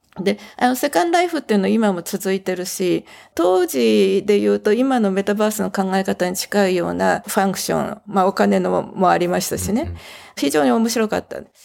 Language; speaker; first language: Japanese; native; Japanese